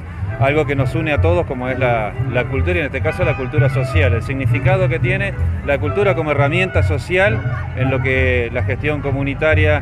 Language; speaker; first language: Spanish; native; Spanish